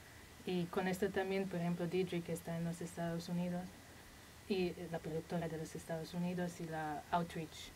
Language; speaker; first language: Spanish; non-native, fluent; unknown